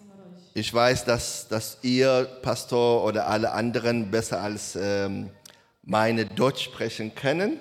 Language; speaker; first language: German; non-native, learner; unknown